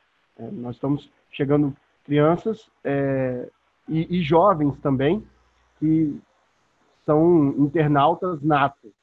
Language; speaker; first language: Portuguese; native; Portuguese